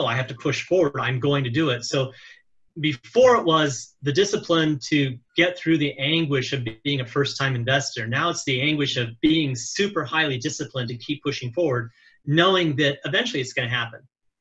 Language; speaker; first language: English; native; English